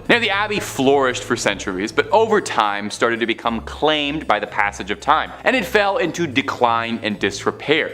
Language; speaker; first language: English; native; English